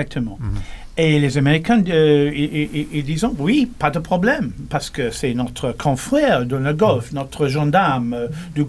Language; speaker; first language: French; non-native, learner; English